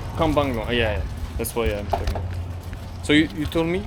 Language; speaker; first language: English; non-native, learner; French